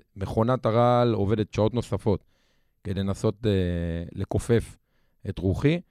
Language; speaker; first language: Hebrew; native; Hebrew